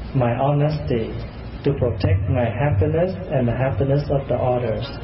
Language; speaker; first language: English; non-native, fluent; Vietnamese